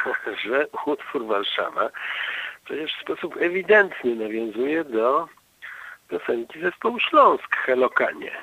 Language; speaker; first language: Polish; native; Polish